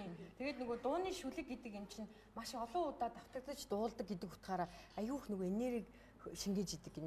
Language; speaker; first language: Mongolian; native; Mongolian